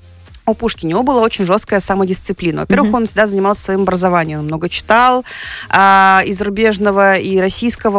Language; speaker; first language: Russian; native; Russian